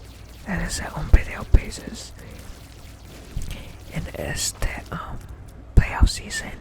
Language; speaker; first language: Spanish; early bilingual, heritage; English